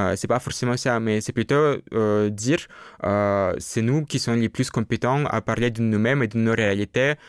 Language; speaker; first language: French; non-native, fluent; Russian